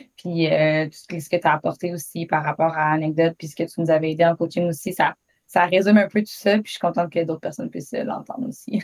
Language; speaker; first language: French; native; French